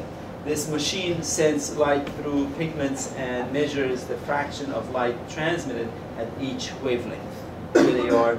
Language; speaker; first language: English; non-native, fluent; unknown